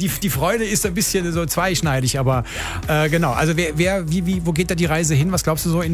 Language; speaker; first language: German; native; German